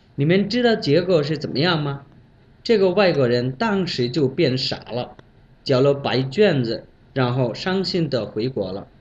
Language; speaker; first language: Chinese; non-native, fluent; Bangla